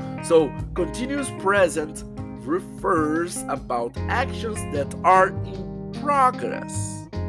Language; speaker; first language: English; non-native, fluent; Portuguese